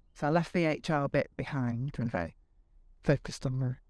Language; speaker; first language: English; native; English